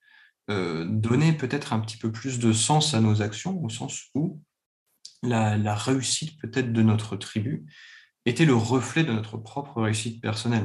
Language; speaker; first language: French; native; French